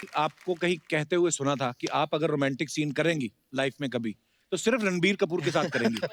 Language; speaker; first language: Hindi; native; Hindi